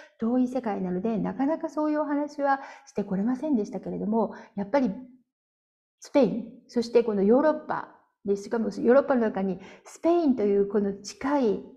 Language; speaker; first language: Japanese; native; Japanese